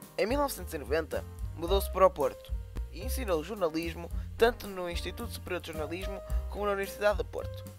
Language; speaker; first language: Portuguese; native; Portuguese